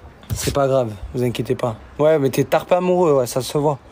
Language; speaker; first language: French; native; French